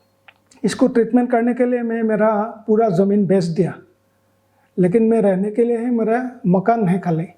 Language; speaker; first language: Hindi; non-native, local second language; Assamese